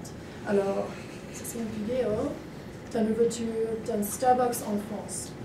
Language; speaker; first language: French; non-native, learner; English